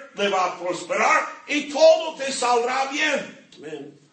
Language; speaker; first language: Spanish; non-native, fluent; English